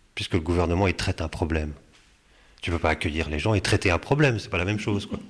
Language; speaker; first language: French; native; French